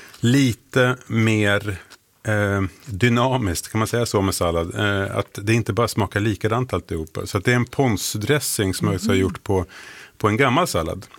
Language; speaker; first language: Swedish; native; Swedish